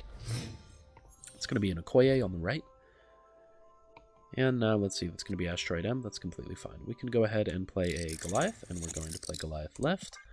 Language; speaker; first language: English; native; English